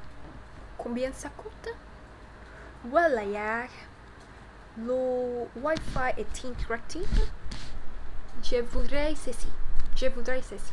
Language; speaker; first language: French; non-native, learner; Vietnamese